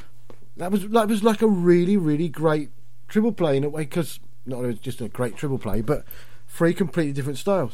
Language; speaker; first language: English; native; English